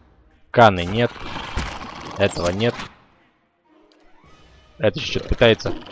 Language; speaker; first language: Russian; native; Russian